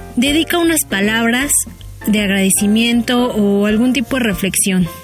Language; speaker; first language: Spanish; native; Spanish